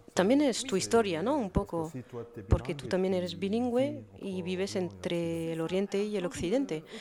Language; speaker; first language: Spanish; non-native, fluent; French